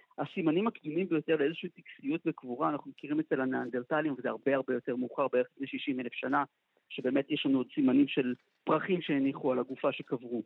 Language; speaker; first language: Hebrew; native; Hebrew